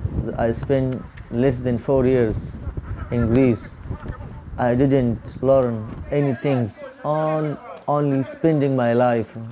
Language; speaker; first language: English; non-native, learner; Pashto